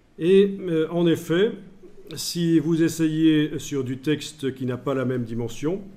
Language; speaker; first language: French; native; French